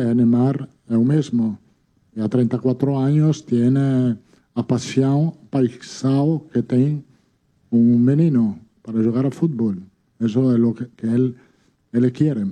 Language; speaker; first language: Portuguese; non-native, fluent; Italian